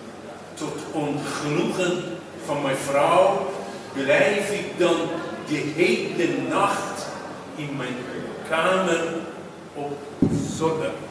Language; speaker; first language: Dutch; non-native, fluent; Persian